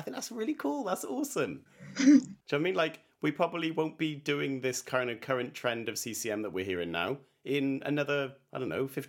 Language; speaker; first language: English; native; English